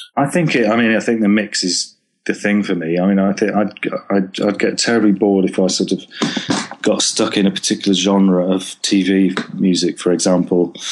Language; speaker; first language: English; native; English